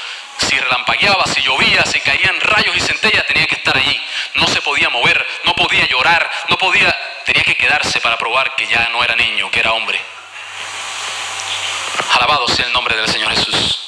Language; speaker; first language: Spanish; native; Spanish